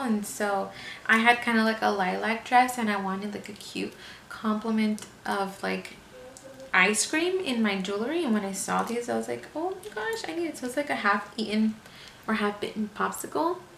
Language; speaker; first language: English; early bilingual, other home language; Spanish